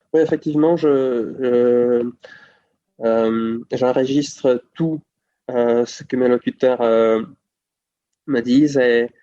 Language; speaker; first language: French; non-native, fluent; Czech